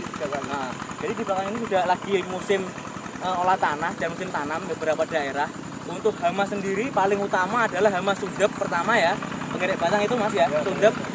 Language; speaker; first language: Indonesian; non-native, local second language; Javanese